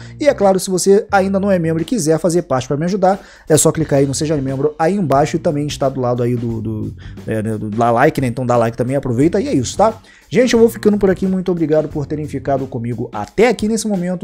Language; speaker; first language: Portuguese; native; Portuguese